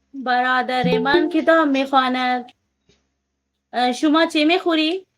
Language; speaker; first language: Persian; non-native, learner; Urdu